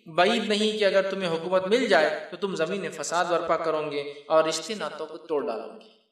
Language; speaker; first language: Urdu; native; Urdu